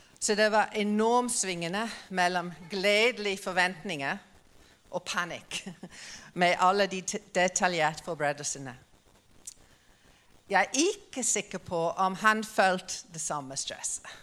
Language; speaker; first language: Norwegian; non-native, fluent; English